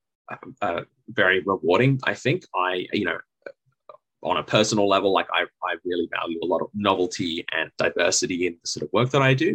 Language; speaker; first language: English; native; English